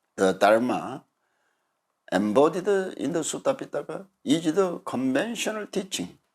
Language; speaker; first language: English; non-native, fluent; Korean